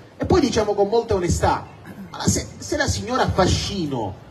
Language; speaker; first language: Italian; native; Italian